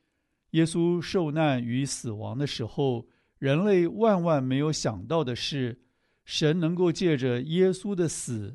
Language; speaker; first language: Chinese; native; Chinese